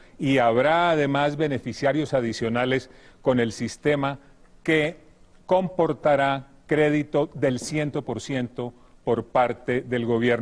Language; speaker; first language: Spanish; native; Spanish